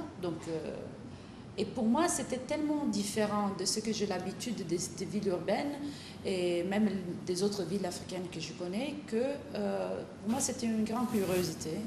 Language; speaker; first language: French; non-native, fluent; Italian